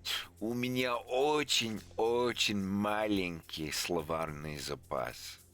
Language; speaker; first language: Russian; non-native, learner; English